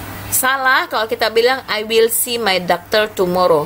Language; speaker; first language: English; non-native, learner; Indonesian